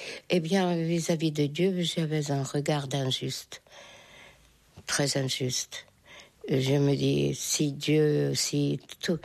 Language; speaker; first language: French; non-native, fluent; Hungarian